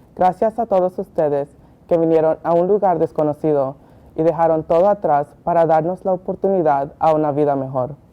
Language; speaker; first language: Spanish; early bilingual, heritage; Spanish